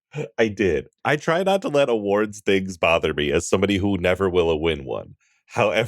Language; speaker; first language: English; native; English